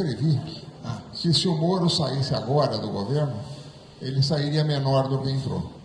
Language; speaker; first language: Portuguese; native; Portuguese